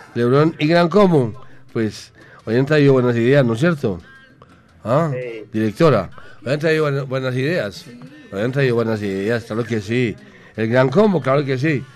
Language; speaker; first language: Spanish; native; Spanish